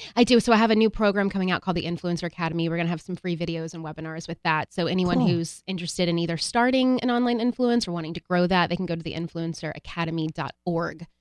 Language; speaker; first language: English; native; English